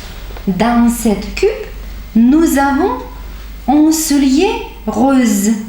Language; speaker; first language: French; non-native, fluent; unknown